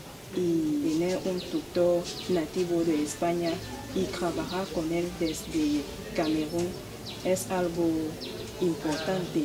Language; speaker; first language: Spanish; non-native, learner; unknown